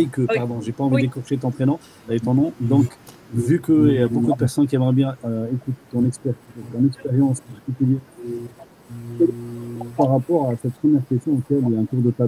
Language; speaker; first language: French; native; French